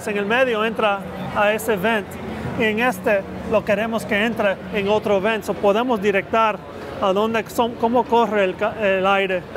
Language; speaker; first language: Spanish; early bilingual, heritage; Spanish